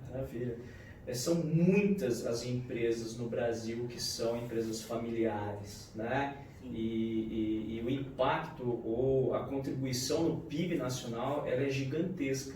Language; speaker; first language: Portuguese; native; Portuguese